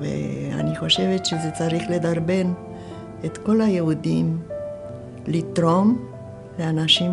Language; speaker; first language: Hebrew; non-native, fluent; Romanian